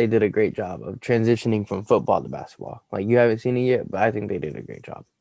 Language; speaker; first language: English; native; English